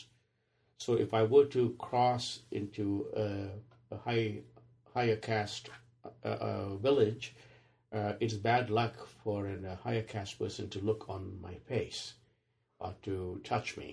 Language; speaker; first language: English; non-native, local second language; Telugu